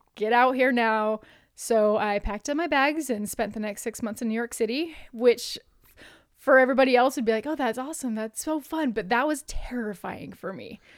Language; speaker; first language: English; native; English